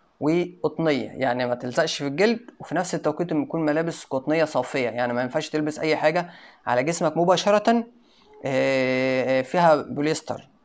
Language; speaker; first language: Arabic; native; Arabic